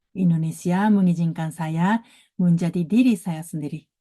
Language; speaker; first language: Indonesian; non-native, learner; Japanese